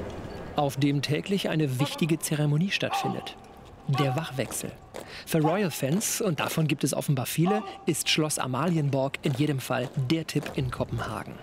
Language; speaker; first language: German; native; German